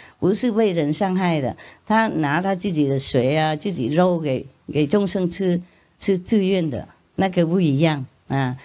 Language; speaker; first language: Chinese; non-native, fluent; Vietnamese